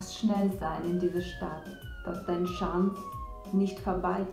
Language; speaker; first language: German; non-native, learner; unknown